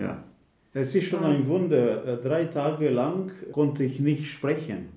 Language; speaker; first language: German; non-native, fluent; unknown